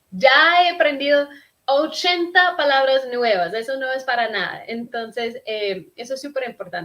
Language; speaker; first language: Spanish; non-native, fluent; English